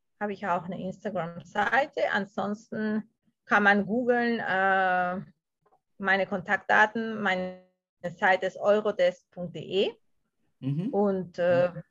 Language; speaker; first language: German; non-native, fluent; Spanish